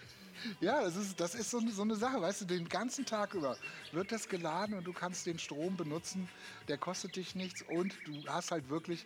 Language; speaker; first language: German; native; German